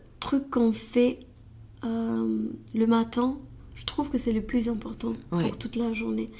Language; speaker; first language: French; non-native, learner; Romanian